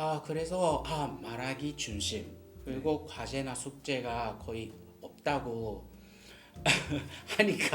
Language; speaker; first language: Korean; non-native, learner; Japanese